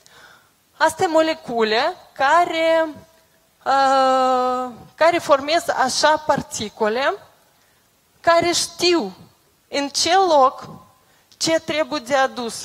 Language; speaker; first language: Romanian; non-native, local second language; Russian